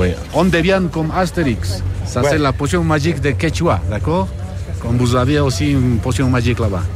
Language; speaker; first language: French; non-native, learner; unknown